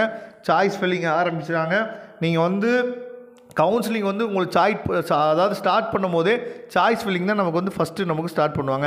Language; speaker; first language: Tamil; native; Tamil